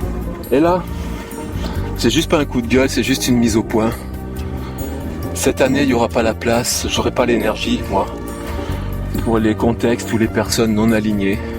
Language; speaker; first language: French; native; French